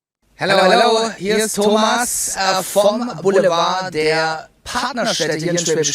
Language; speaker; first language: German; native; German